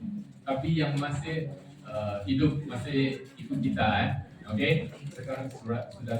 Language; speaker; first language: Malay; non-native, local second language; Chinese